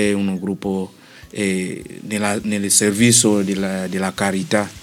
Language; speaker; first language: Italian; non-native, learner; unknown